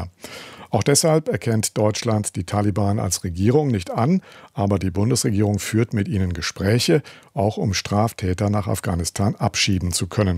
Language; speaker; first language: German; native; German